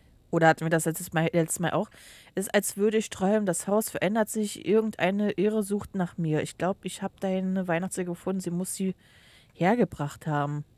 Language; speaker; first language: German; native; German